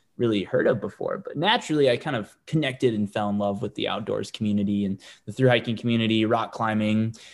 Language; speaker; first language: English; native; English